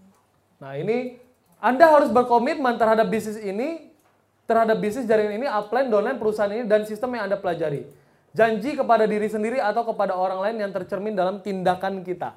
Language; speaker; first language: Indonesian; native; Indonesian